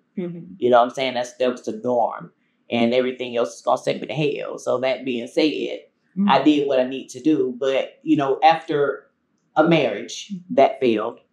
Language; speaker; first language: English; native; English